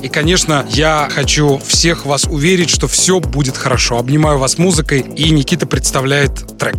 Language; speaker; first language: Russian; native; Russian